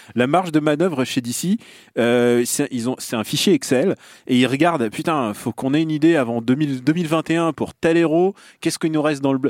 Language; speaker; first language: French; non-native, fluent; Russian